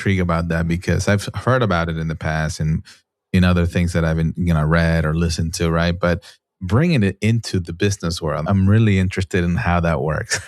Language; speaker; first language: English; non-native, fluent; Spanish